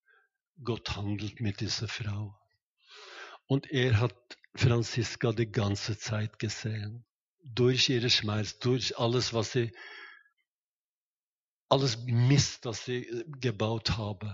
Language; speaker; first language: German; non-native, fluent; Norwegian